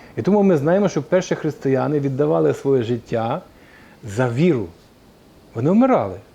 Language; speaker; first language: Ukrainian; native; Ukrainian